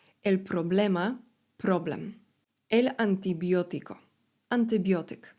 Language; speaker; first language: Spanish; non-native, fluent; Polish